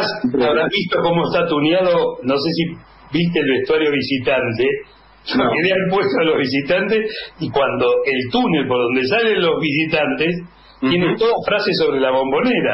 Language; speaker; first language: Spanish; native; Spanish